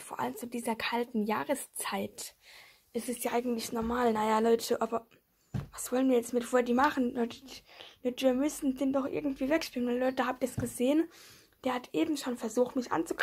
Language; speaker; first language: German; native; German